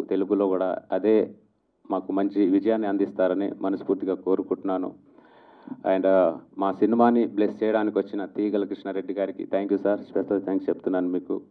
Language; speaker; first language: Telugu; non-native, local second language; Lambadi